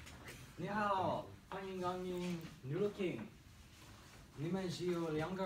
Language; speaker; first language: Chinese; non-native, learner; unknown